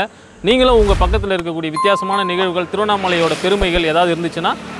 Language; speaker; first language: Tamil; native; Tamil